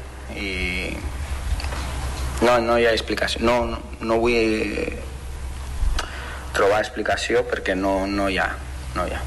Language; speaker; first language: Catalan; non-native, fluent; Spanish